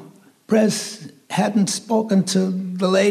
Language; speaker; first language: English; native; English